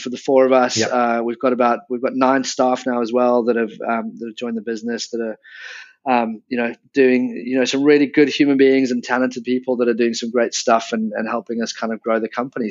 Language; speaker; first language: English; native; English